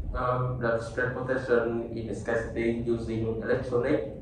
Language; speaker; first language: English; non-native, learner; Vietnamese